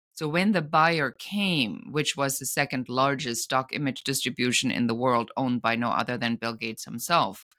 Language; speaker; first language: English; non-native, fluent; German